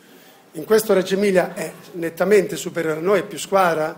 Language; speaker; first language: Italian; native; Italian